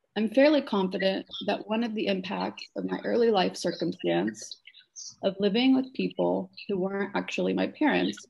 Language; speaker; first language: English; native; English